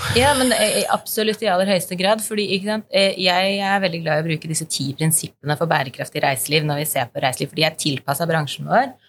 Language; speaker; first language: Norwegian; native; Norwegian